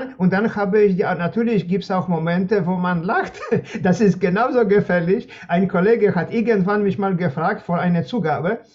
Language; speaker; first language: German; non-native, fluent; Polish